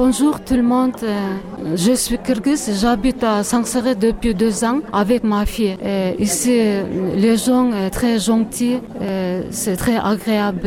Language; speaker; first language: French; non-native, learner; Kyrgyz